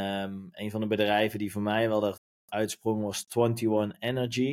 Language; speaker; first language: Dutch; native; Dutch